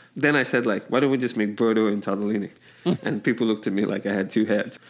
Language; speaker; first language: English; non-native, local second language; Yoruba